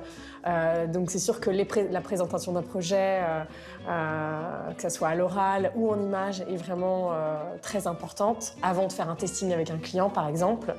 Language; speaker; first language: French; native; French